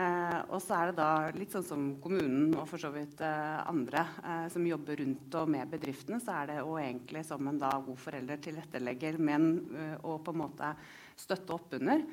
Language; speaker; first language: Norwegian; native; Norwegian